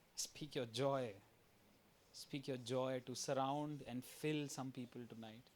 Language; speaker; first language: English; non-native, local second language; Hindi